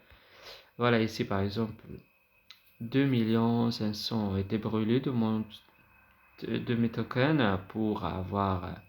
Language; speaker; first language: French; non-native, fluent; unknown